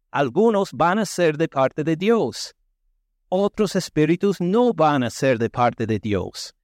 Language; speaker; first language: Spanish; non-native, fluent; English